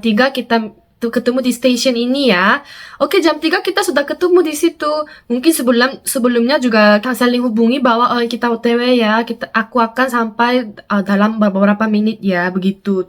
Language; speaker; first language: Indonesian; non-native, fluent; Korean